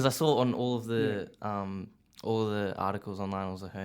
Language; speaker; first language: English; native; English